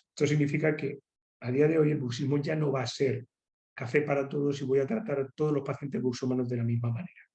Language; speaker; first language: Spanish; native; Spanish